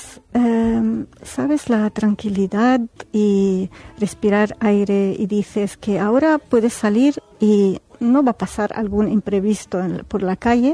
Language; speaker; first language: Spanish; non-native, fluent; Arabic